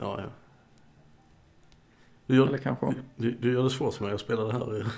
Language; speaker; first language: Swedish; native; Swedish